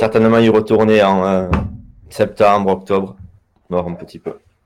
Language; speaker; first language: French; native; French